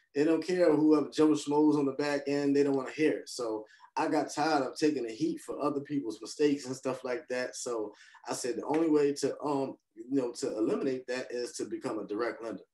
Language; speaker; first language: English; native; English